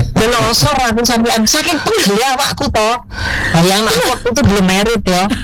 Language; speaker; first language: Indonesian; non-native, local second language; Javanese